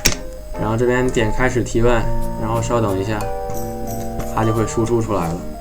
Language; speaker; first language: Chinese; native; Chinese